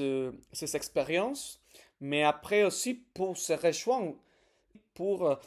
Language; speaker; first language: French; non-native, fluent; Spanish